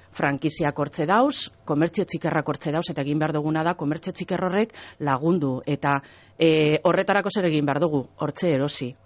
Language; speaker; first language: Basque; native; Basque